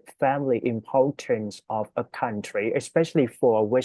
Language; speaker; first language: English; non-native, fluent; Thai